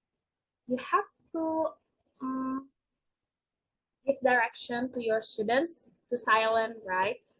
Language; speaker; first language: English; non-native, learner; Indonesian